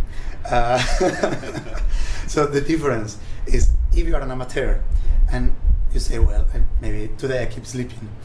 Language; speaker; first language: English; non-native, fluent; Spanish